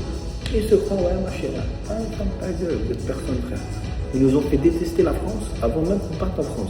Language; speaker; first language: French; non-native, local second language; Arabic